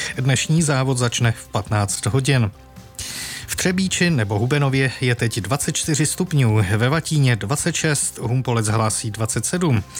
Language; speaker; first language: Czech; native; Czech